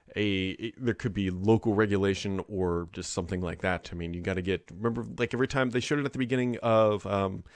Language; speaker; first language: English; native; English